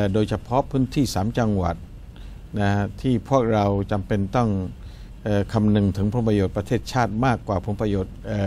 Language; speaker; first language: Thai; non-native, local second language; Pattani Malay